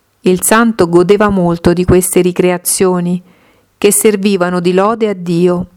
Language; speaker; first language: Italian; native; Italian